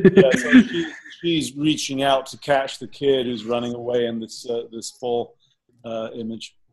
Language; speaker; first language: English; native; English